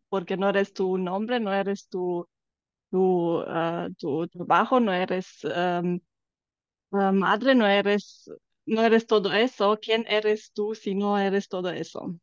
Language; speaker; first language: Spanish; non-native, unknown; Romanian